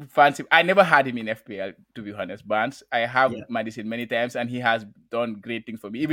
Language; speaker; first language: English; non-native, local second language; Wolof